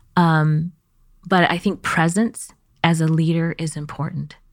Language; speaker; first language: English; early bilingual, other home language; Chinese